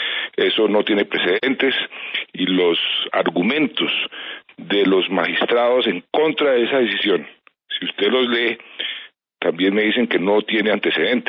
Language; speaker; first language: Spanish; native; Spanish